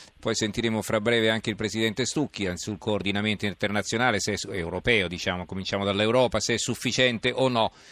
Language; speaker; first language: Italian; native; Italian